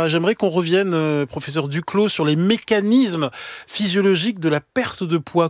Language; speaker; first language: French; native; French